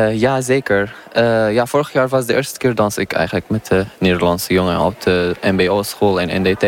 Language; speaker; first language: Dutch; non-native, learner; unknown